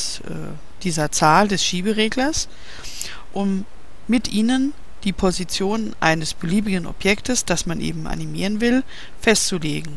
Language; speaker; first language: German; native; German